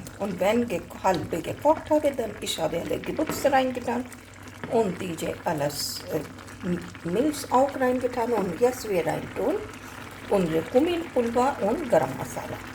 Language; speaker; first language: German; non-native, learner; Hindi